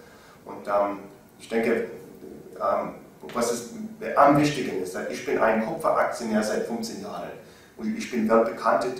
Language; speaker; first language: German; non-native, learner; English